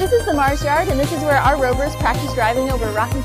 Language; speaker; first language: English; native; English